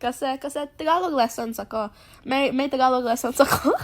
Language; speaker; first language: Filipino; non-native, learner; English